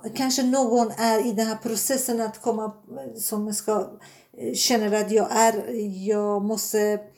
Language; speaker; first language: Swedish; non-native, fluent; Persian